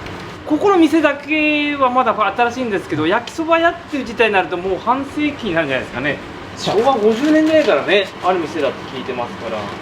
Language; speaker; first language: Japanese; native; Japanese